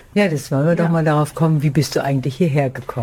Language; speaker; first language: German; native; German